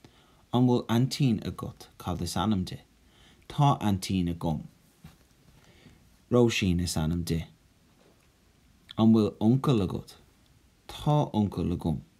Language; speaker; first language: Irish; non-native, local second language; English